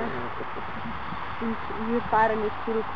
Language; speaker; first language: German; non-native, learner; Slovenian